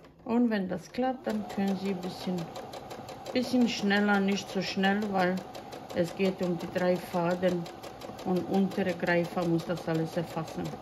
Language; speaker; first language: German; non-native, fluent; Croatian